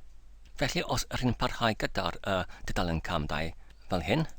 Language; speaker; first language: Welsh; non-native, learner; English